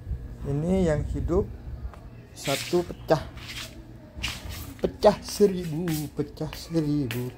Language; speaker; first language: Indonesian; native; Indonesian